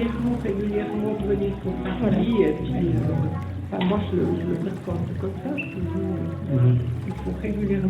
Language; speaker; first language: French; native; French